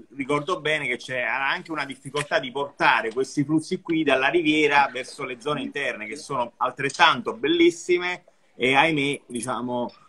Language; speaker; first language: Italian; native; Italian